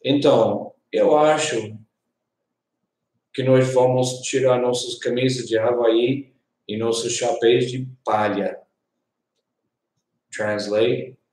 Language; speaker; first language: Portuguese; non-native, learner; English